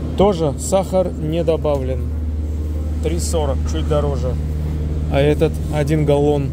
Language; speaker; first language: Russian; native; Russian